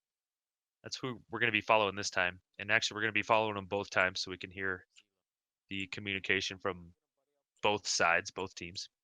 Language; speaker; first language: English; native; English